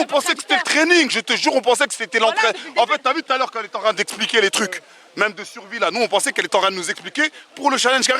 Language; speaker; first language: French; native; French